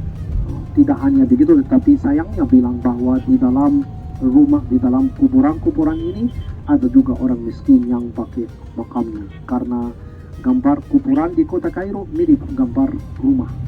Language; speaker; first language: Indonesian; non-native, fluent; Arabic